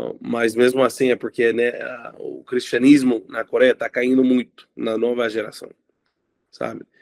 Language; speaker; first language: Portuguese; non-native, fluent; English